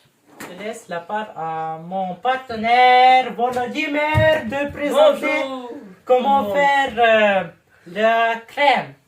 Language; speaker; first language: French; non-native, learner; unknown